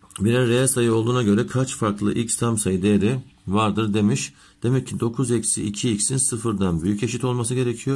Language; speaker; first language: Turkish; native; Turkish